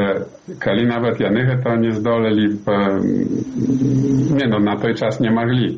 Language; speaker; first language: Polish; non-native, learner; Belarusian